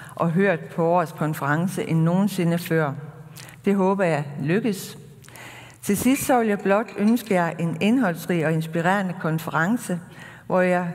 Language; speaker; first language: Danish; native; Danish